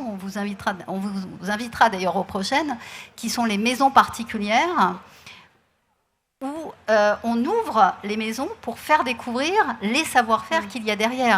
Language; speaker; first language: French; native; French